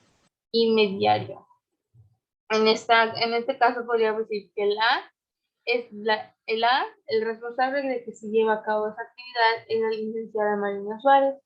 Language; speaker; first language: Spanish; native; Spanish